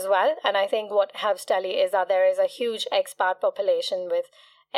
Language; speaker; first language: English; non-native, local second language; Kachhi